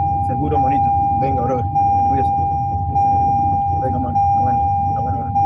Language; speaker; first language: Spanish; native; Spanish